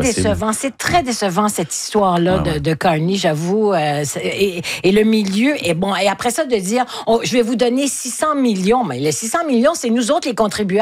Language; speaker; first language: French; native; French